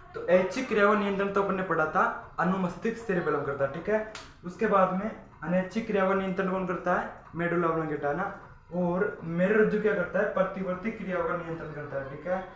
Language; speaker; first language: Hindi; native; Hindi